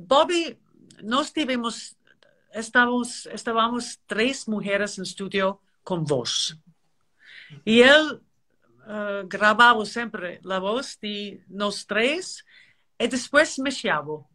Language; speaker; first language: Spanish; non-native, learner; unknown